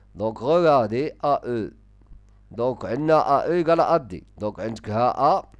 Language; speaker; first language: French; non-native, local second language; Arabic